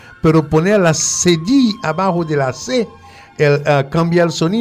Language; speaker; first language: Spanish; non-native, fluent; French